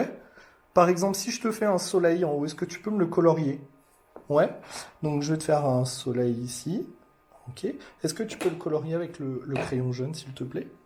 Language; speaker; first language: French; native; French